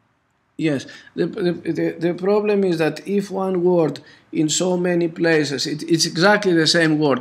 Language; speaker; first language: English; non-native, fluent; Greek